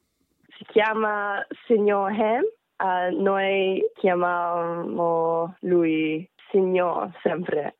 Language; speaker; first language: Italian; non-native, fluent; Korean